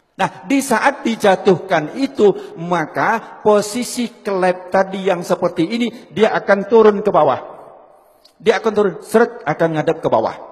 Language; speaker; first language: Indonesian; native; Indonesian